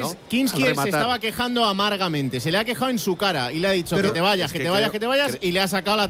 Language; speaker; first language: Spanish; native; Spanish